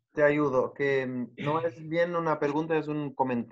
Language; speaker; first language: Spanish; non-native, learner; Portuguese